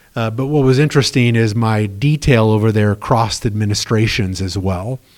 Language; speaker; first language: English; native; English